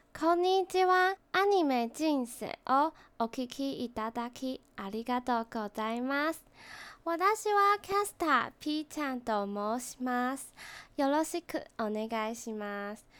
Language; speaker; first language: Japanese; non-native, learner; Chinese